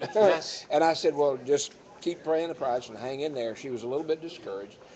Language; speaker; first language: English; native; English